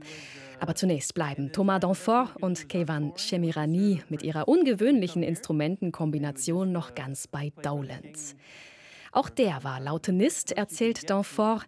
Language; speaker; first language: German; native; German